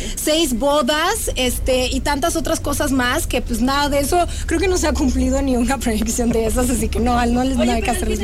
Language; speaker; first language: Spanish; non-native, fluent; Russian